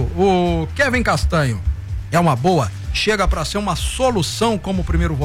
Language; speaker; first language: Portuguese; native; Portuguese